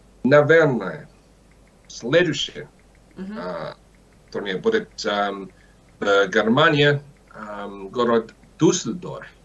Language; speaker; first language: Russian; non-native, learner; English